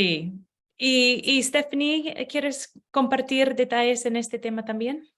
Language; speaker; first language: Spanish; non-native, learner; English